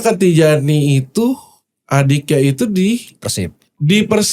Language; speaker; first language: Indonesian; native; Indonesian